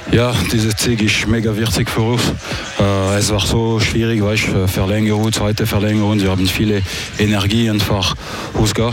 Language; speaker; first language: German; non-native, local second language; French